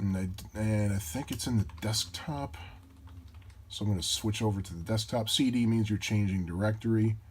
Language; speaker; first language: English; native; English